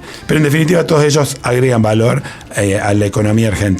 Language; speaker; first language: Spanish; native; Spanish